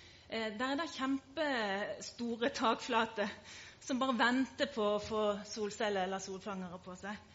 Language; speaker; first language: Norwegian; native; Norwegian